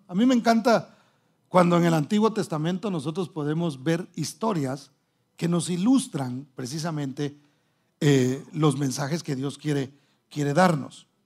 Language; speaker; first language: Spanish; early bilingual, heritage; Spanish